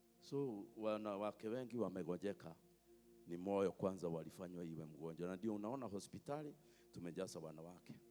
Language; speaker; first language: Swahili; non-native, local second language; Kikuyu